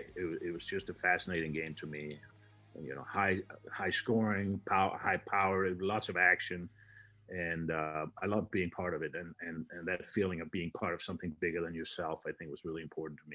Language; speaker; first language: English; non-native, fluent; Danish